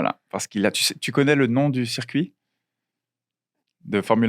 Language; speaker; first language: French; non-native, fluent; Portuguese